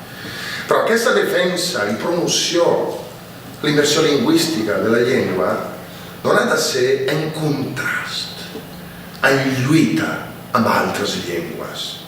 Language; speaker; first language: Catalan; non-native, fluent; Italian